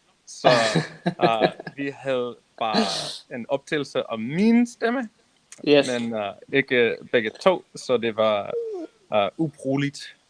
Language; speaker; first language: Danish; non-native, learner; English